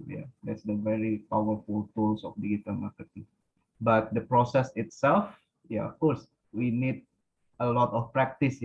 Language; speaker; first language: English; non-native, fluent; Indonesian